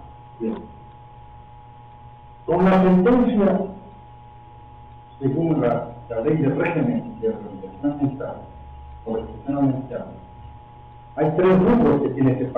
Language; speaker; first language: Spanish; native; Spanish